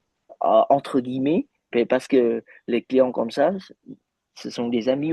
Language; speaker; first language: French; non-native, fluent; Vietnamese